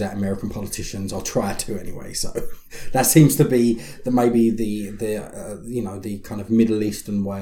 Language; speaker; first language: English; native; English